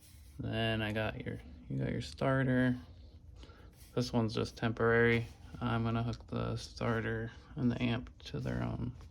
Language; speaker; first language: English; native; English